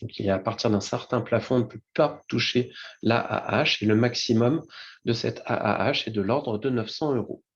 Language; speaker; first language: French; native; French